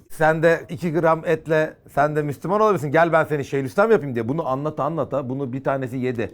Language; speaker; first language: Turkish; native; Turkish